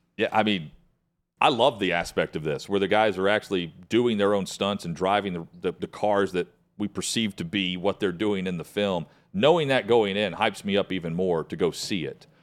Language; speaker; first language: English; native; English